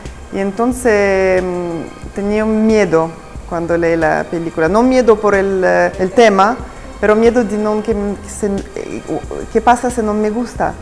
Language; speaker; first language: Spanish; non-native, fluent; Italian